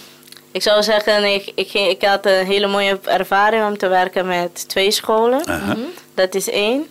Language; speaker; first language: Dutch; non-native, local second language; Papiamento